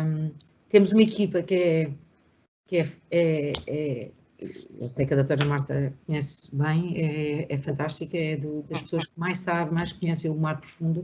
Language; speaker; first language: Portuguese; native; Portuguese